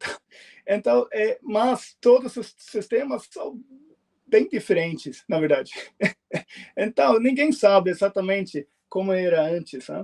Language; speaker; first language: Portuguese; non-native, fluent; Swedish